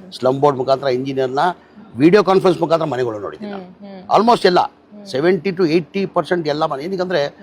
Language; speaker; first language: Kannada; non-native, local second language; Urdu